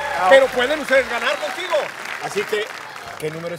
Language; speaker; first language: Spanish; native; Spanish